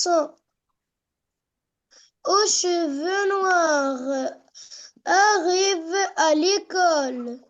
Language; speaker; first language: French; non-native, learner; Arabic